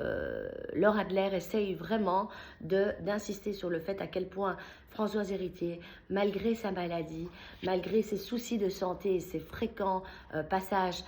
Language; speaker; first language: French; native; French